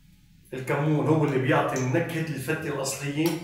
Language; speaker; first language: Arabic; native; Arabic